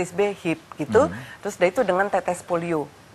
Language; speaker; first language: Indonesian; native; Indonesian